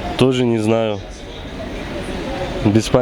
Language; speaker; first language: Russian; non-native, local second language; Uzbek